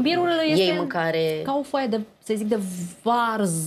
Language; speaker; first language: Romanian; native; Romanian